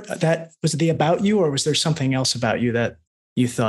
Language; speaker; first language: English; native; English